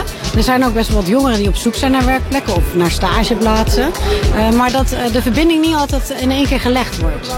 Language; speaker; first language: Dutch; native; Dutch